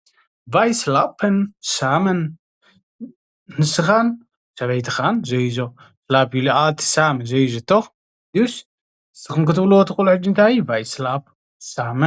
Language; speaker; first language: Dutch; non-native, fluent; Tigrinya